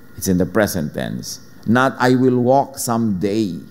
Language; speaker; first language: English; non-native, local second language; Filipino